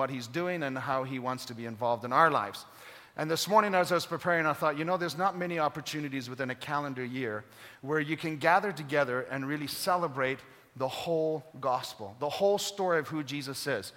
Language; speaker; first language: English; native; English